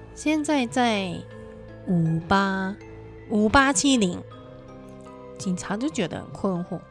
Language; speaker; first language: Chinese; non-native, fluent; Cantonese